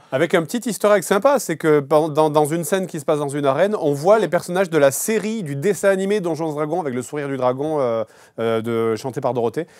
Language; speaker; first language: French; native; French